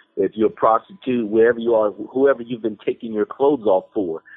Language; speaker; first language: English; native; English